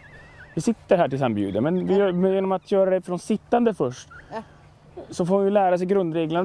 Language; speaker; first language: Swedish; native; Swedish